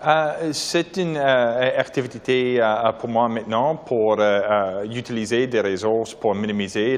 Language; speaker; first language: French; non-native, learner; English